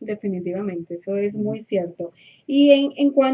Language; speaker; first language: Spanish; native; Spanish